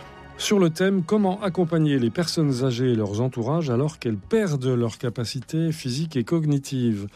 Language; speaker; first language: French; native; French